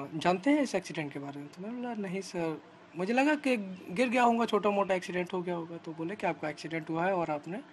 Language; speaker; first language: Hindi; native; Hindi